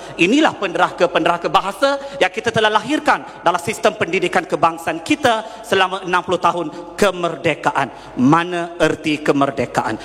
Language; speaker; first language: Malay; non-native, local second language; Tamil